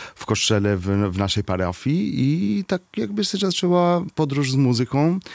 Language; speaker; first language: Polish; non-native, fluent; Arabic